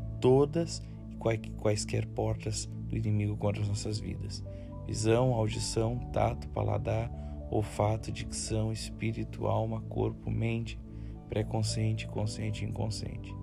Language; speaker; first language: Portuguese; native; Portuguese